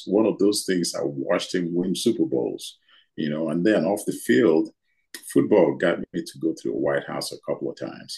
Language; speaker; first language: English; non-native, local second language; Igbo